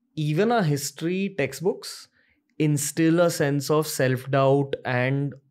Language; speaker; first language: English; non-native, local second language; Hindi